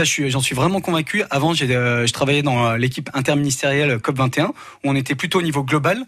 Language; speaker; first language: French; native; French